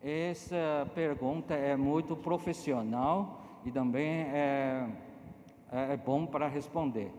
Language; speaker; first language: Portuguese; non-native, learner; Chinese